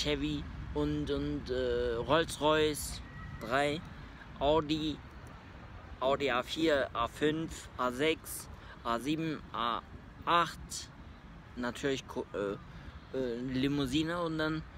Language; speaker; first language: German; early bilingual, other home language; Turkish